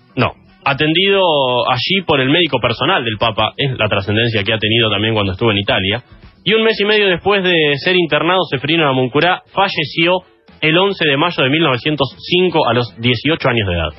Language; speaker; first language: Spanish; native; Spanish